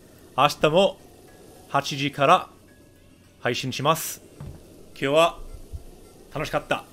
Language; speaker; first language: Japanese; non-native, fluent; English